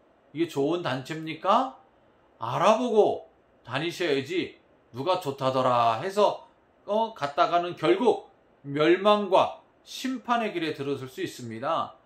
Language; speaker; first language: Korean; native; Korean